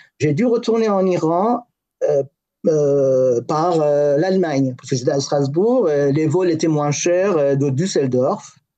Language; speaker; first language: French; non-native, fluent; Persian